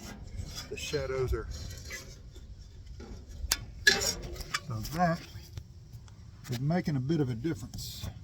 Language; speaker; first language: English; native; English